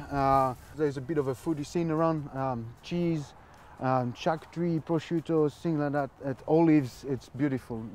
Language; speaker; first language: English; non-native, fluent; French